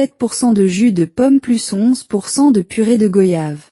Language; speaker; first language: French; non-native, learner; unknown